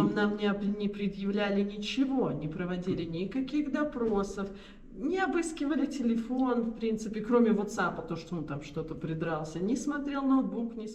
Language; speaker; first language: Russian; native; Russian